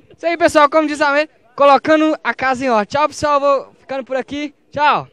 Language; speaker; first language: Portuguese; native; Portuguese